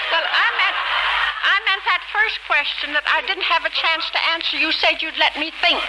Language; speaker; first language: English; native; English